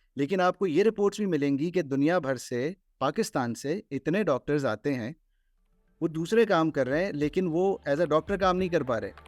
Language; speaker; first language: Urdu; native; Urdu